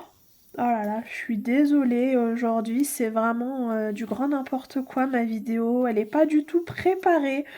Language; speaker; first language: French; native; French